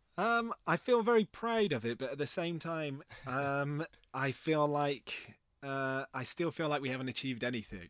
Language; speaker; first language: English; native; English